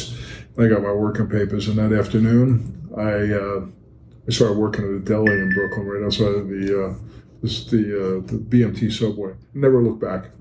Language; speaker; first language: English; native; English